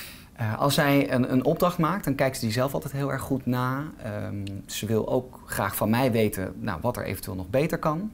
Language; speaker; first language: Dutch; native; Dutch